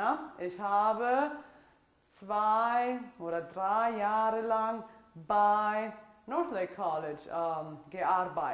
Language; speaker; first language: German; non-native, fluent; Italian